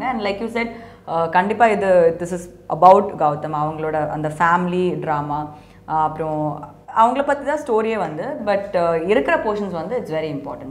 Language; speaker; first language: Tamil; non-native, fluent; Malayalam